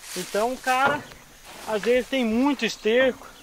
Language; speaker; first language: Portuguese; native; Portuguese